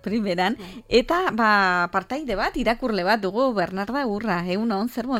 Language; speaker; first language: Basque; native; Basque